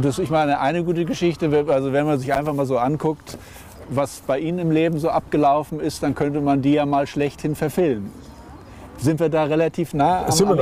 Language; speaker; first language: German; native; German